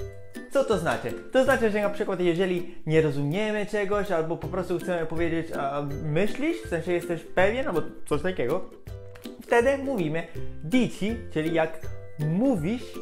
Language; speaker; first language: Polish; non-native, fluent; Italian